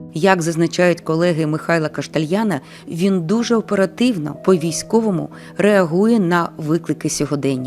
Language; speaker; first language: Ukrainian; native; Ukrainian